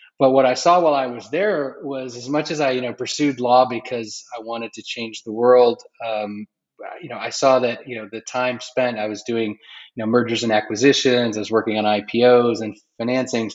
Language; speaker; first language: English; native; English